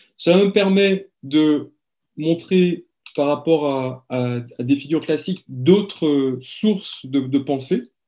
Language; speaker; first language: French; native; French